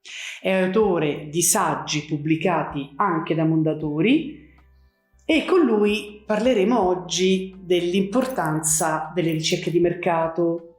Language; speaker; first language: Italian; native; Italian